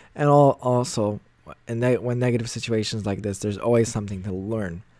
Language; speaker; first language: English; native; English